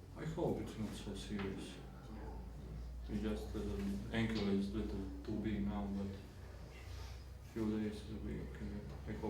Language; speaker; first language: English; non-native, fluent; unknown